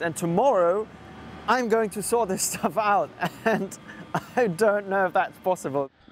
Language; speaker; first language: English; non-native, fluent; German